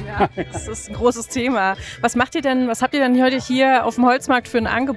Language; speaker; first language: German; native; German